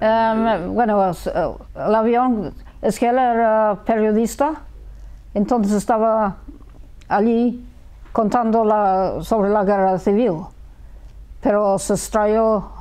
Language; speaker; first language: Spanish; early bilingual, heritage; Spanish